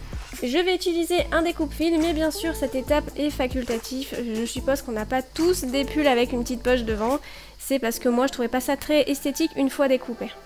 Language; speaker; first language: French; native; French